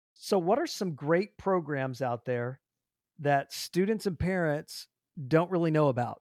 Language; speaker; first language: English; native; English